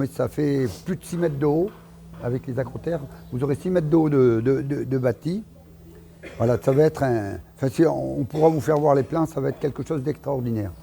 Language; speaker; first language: French; native; French